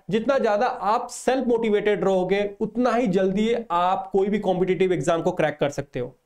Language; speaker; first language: Hindi; non-native, local second language; Odia